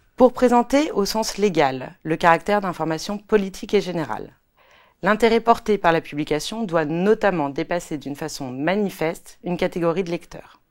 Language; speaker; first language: French; native; French